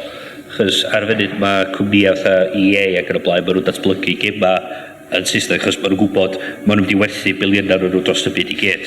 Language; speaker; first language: Welsh; native; Welsh